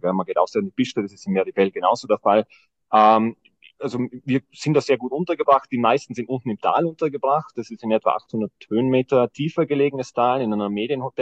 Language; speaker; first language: German; native; German